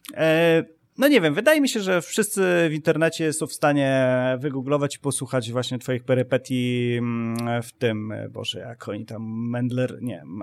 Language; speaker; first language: Polish; native; Polish